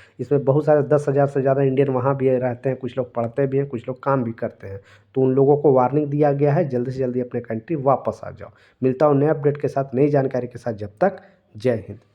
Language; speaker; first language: Hindi; native; Hindi